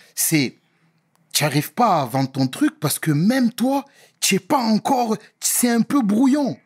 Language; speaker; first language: French; native; French